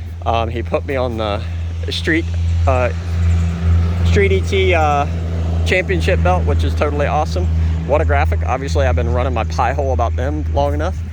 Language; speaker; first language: English; native; English